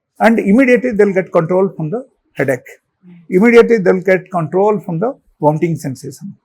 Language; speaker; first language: English; non-native, local second language; Telugu